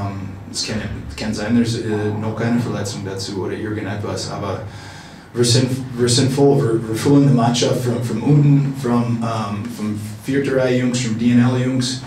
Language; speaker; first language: German; non-native, fluent; English